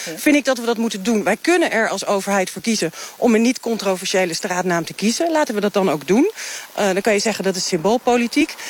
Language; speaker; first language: Dutch; native; Dutch